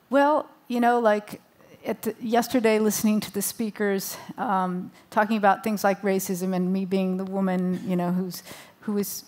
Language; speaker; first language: English; native; English